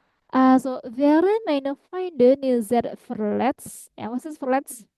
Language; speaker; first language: German; non-native, fluent; Indonesian